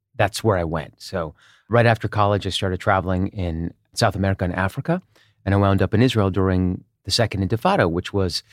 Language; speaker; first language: English; early bilingual, other home language; Hebrew